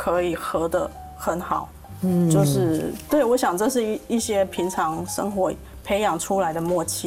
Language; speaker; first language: Chinese; native; Chinese